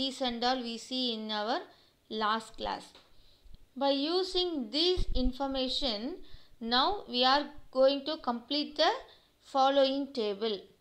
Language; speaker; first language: English; non-native, local second language; Tamil